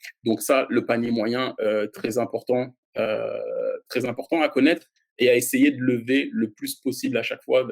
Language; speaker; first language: French; native; French